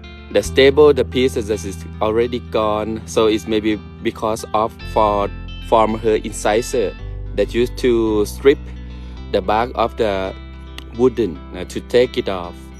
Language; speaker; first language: English; non-native, learner; Thai